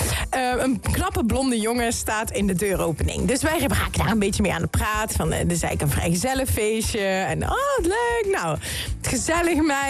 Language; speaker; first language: Dutch; native; Dutch